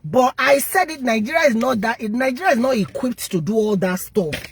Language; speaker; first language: English; non-native, local second language; Yoruba